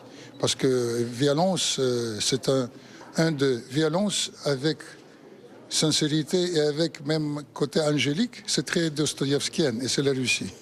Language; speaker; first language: French; non-native, fluent; Russian